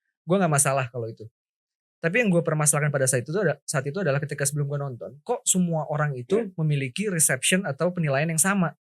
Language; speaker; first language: Indonesian; native; Indonesian